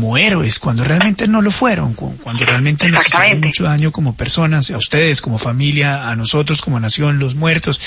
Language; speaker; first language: Spanish; native; Spanish